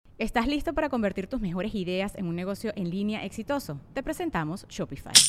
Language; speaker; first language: Spanish; native; Spanish